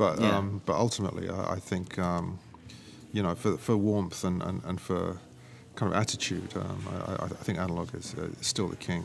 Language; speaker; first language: English; native; English